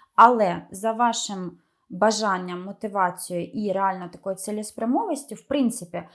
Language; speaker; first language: Ukrainian; non-native, local second language; Russian